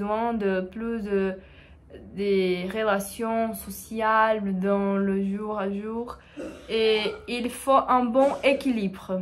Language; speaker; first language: French; non-native, learner; Portuguese